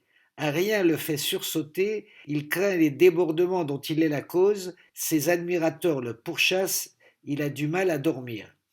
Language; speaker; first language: French; native; French